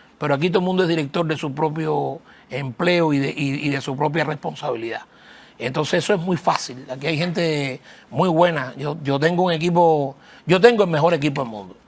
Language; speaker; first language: Spanish; native; Spanish